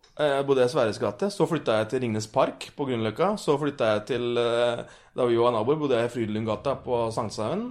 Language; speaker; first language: Norwegian; early bilingual, other home language; Urdu